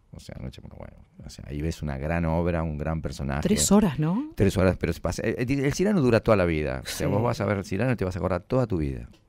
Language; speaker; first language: Spanish; native; Spanish